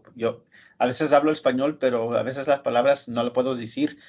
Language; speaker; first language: Spanish; early bilingual, heritage; Spanish